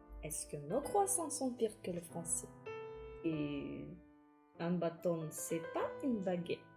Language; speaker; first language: French; non-native, fluent; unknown